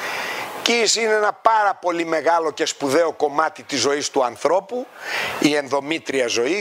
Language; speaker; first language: Greek; native; Greek